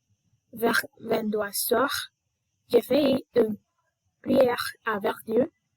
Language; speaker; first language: French; non-native, learner; Spanish